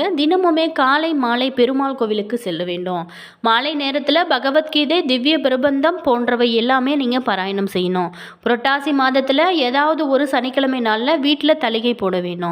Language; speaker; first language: Tamil; native; Tamil